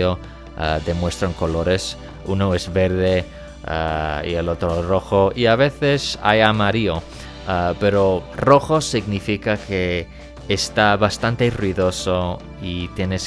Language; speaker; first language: Spanish; non-native, fluent; English